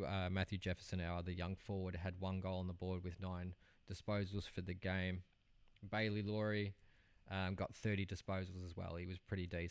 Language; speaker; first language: English; native; English